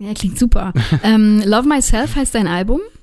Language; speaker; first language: German; native; German